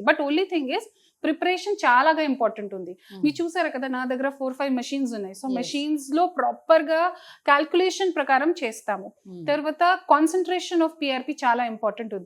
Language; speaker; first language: Telugu; non-native, local second language; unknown